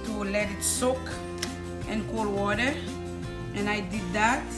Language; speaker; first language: English; non-native, fluent; Haitian Creole